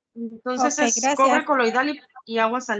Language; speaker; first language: Spanish; native; Spanish